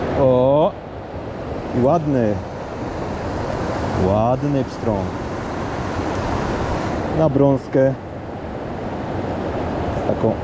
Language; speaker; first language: Polish; native; Polish